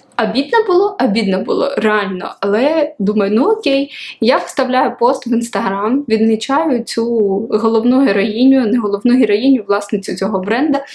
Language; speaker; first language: Ukrainian; non-native, local second language; Russian